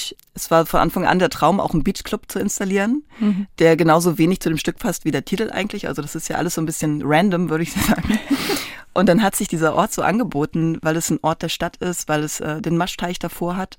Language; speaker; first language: German; native; German